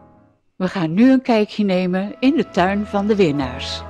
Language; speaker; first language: Dutch; native; Dutch